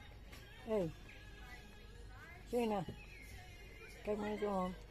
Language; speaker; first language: Dutch; native; Dutch